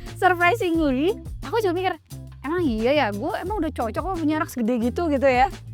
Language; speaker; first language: Indonesian; native; Indonesian